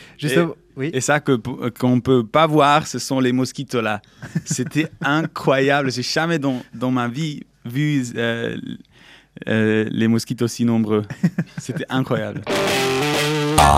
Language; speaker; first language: French; non-native, local second language; German